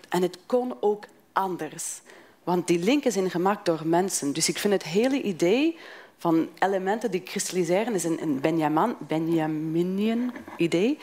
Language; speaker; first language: Dutch; non-native, fluent; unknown